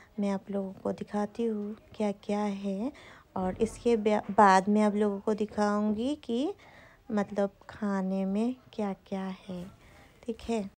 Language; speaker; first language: Hindi; non-native, local second language; Assamese